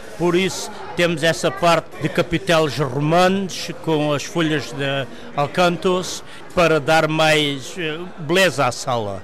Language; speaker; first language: Portuguese; native; Portuguese